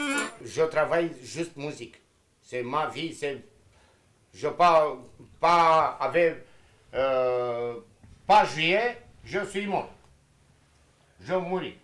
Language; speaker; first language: French; non-native, learner; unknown